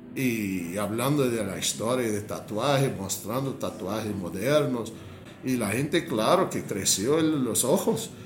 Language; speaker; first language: Spanish; non-native, fluent; English